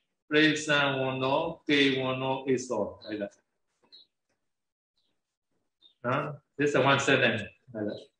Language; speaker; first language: English; non-native, learner; Burmese